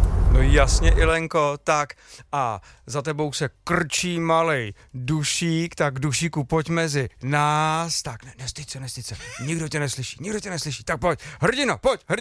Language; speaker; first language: Czech; native; Czech